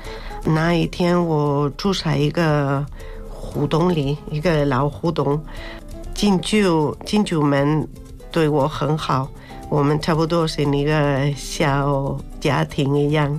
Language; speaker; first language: Chinese; non-native, fluent; Spanish